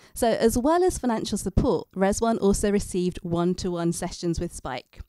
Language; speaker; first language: English; native; English